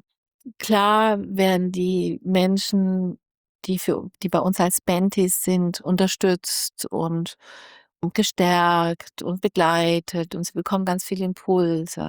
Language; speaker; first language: German; native; German